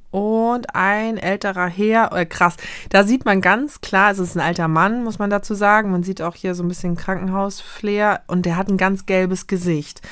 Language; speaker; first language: German; native; German